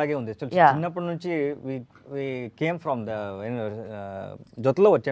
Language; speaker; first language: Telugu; non-native, learner; Kannada